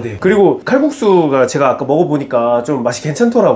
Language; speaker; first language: Korean; native; Korean